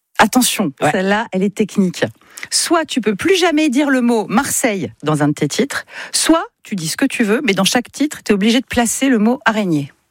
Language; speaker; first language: French; native; French